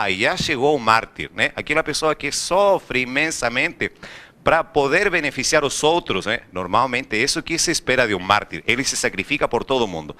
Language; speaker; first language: Portuguese; non-native, fluent; Spanish